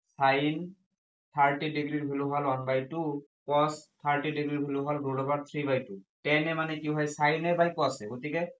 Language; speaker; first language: Assamese; non-native, local second language; Bangla